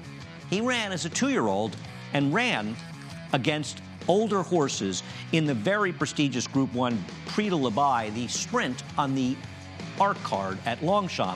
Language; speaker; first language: English; native; English